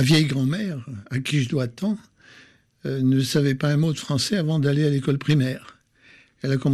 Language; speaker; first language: French; native; French